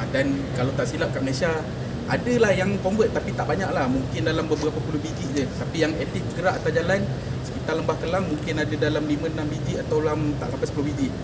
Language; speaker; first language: Malay; native; Malay